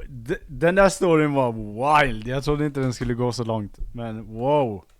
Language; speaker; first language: Swedish; native; Swedish